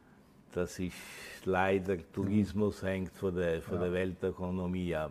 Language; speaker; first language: German; early bilingual, heritage; Italian